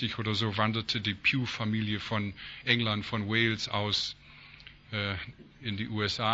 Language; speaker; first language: German; non-native, fluent; English